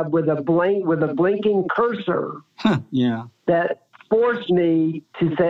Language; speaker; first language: English; native; English